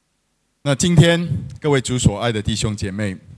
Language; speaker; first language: Chinese; native; Chinese